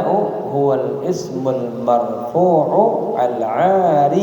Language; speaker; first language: Arabic; non-native, fluent; Indonesian